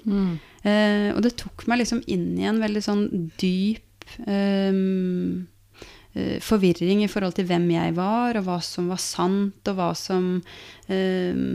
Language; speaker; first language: Norwegian; native; Norwegian